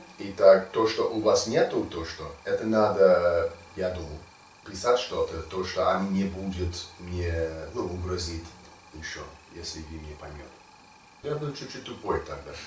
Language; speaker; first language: Russian; non-native, learner; English